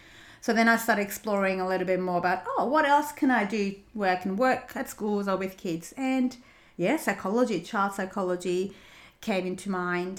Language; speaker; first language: English; non-native, fluent; Greek